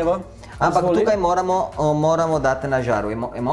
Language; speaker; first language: Slovenian; non-native, learner; Italian